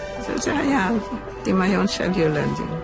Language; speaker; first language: Hebrew; non-native, fluent; Hungarian